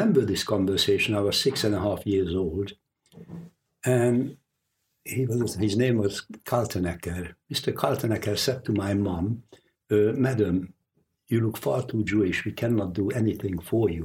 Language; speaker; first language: English; non-native, fluent; Hungarian